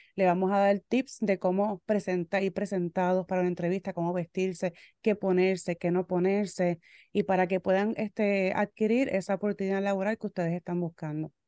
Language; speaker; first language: Spanish; native; Spanish